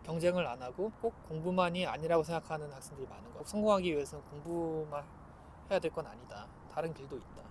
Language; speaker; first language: Korean; native; Korean